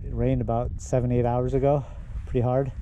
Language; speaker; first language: English; native; English